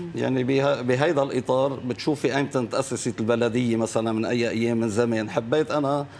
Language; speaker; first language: Arabic; native; Arabic